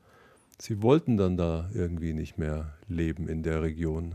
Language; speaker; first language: German; native; German